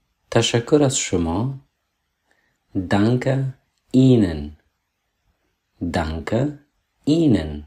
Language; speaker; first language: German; non-native, fluent; Persian